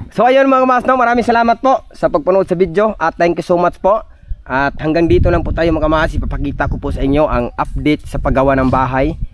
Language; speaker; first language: Filipino; non-native, local second language; Cebuano